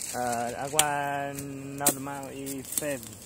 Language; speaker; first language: Portuguese; non-native, learner; Vietnamese